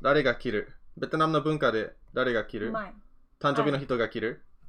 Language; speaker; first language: Japanese; non-native, learner; English